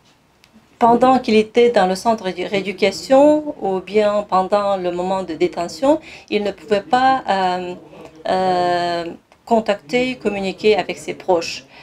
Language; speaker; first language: French; non-native, fluent; Kazakh